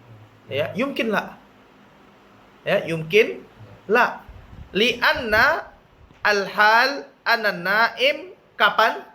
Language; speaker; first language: Arabic; non-native, fluent; Indonesian